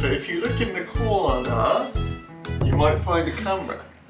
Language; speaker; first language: English; native; English